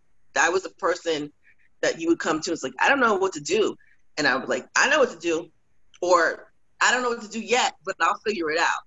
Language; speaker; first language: English; native; English